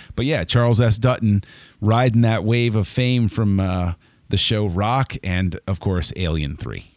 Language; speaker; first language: English; native; English